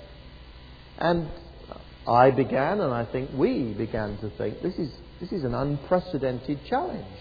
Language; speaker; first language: English; native; English